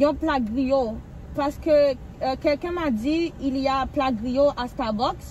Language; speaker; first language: French; non-native, local second language; Haitian Creole